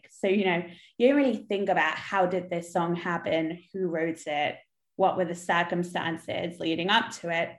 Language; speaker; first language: English; native; English